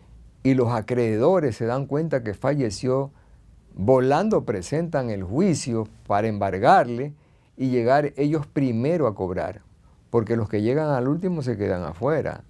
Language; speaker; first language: Spanish; native; Spanish